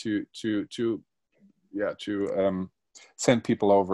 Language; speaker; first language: English; non-native, fluent; Spanish